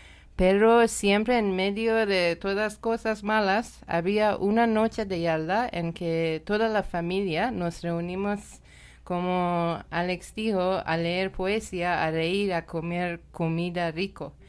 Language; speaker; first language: Spanish; non-native, fluent; Persian